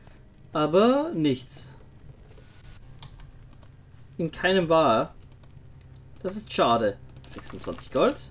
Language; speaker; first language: German; native; German